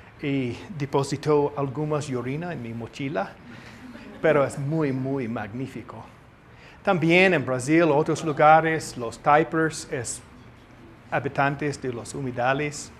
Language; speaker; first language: Spanish; non-native, learner; English